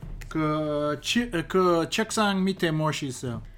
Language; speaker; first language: Korean; non-native, learner; English